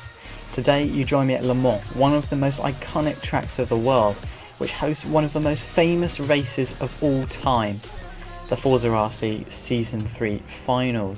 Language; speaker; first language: English; native; English